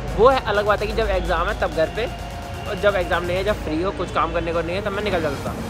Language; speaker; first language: Hindi; native; Hindi